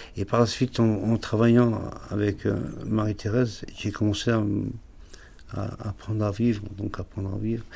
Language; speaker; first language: French; early bilingual, other home language; Arabic